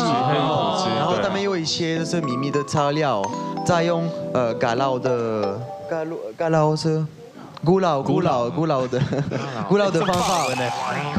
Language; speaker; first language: Chinese; non-native, fluent; French